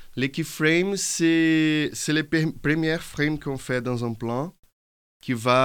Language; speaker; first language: French; non-native, fluent; Portuguese